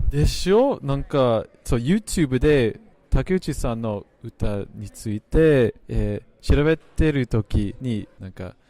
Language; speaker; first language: Japanese; non-native, fluent; English